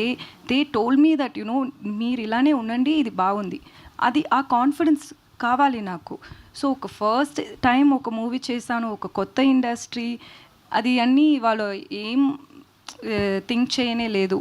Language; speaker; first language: Telugu; non-native, learner; Tamil